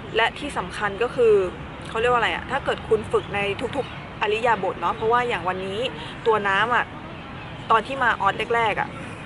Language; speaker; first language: Thai; native; Thai